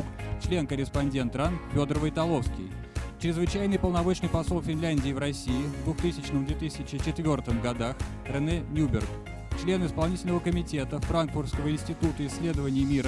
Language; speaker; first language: Russian; native; Russian